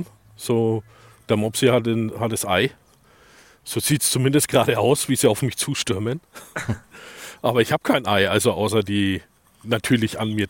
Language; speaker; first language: German; native; German